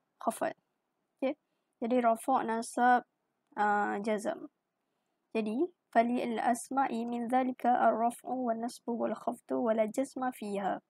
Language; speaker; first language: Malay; native; Malay